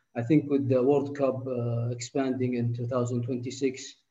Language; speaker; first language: English; non-native, fluent; Arabic